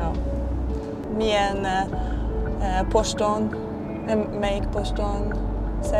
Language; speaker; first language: Hungarian; non-native, learner; Norwegian